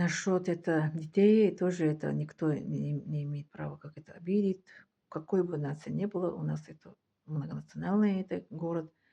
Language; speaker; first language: Russian; non-native, fluent; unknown